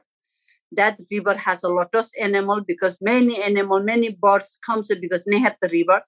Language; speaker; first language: English; non-native, local second language; Sherpa